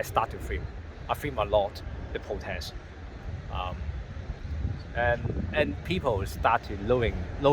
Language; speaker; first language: English; non-native, learner; Cantonese